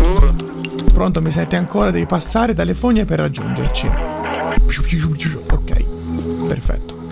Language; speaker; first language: Italian; native; Italian